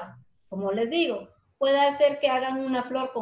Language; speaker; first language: Spanish; native; Spanish